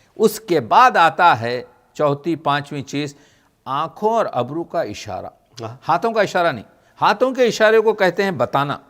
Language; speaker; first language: Urdu; native; Urdu